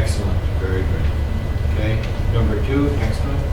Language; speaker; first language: English; native; English